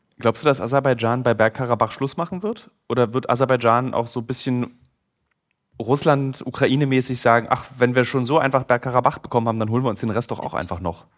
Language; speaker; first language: German; native; German